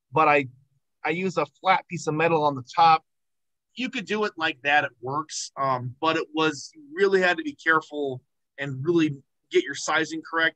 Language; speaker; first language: English; native; English